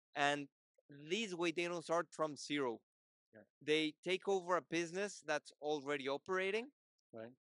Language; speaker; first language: English; non-native, fluent; Portuguese